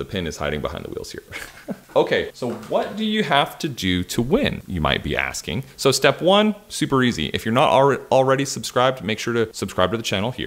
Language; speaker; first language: English; native; English